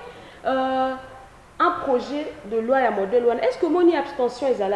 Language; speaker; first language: French; non-native, local second language; Lingala